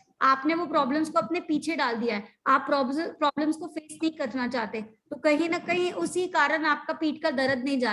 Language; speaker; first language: Hindi; native; Hindi